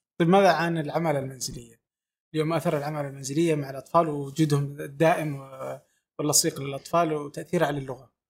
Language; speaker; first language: Arabic; native; Arabic